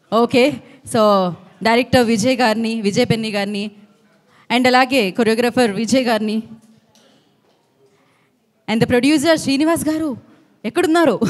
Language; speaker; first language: Telugu; native; Telugu